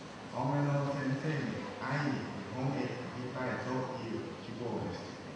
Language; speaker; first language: Japanese; non-native, learner; Lao